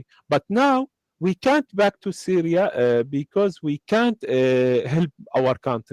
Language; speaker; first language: English; non-native, learner; Arabic